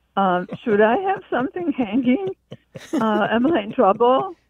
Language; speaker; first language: English; non-native, fluent; Hungarian